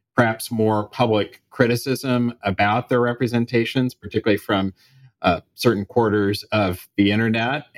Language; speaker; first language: English; native; English